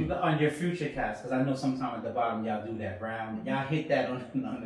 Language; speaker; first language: English; native; English